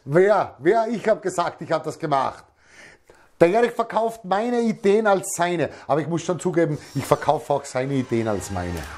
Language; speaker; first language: German; native; German